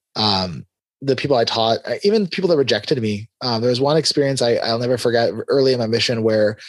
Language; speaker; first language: English; early bilingual, other home language; Hebrew